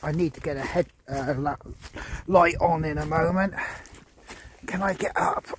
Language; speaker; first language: English; native; English